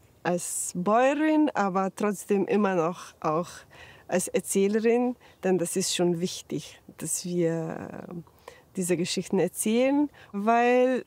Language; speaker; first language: German; non-native, fluent; Slovenian